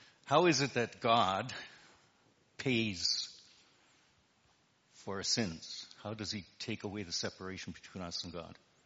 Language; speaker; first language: English; native; English